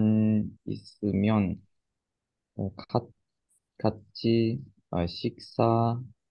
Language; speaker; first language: Korean; non-native, learner; Japanese